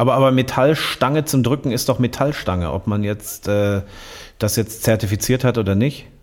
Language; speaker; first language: German; native; German